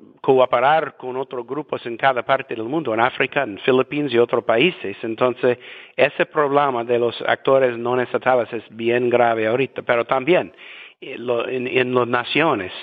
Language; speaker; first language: Spanish; non-native, fluent; English